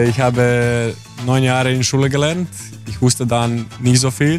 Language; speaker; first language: German; non-native, learner; Croatian